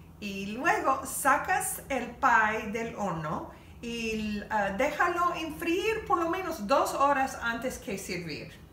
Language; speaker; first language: Spanish; non-native, fluent; English